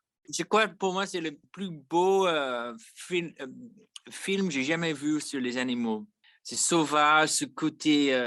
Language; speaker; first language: French; non-native, fluent; English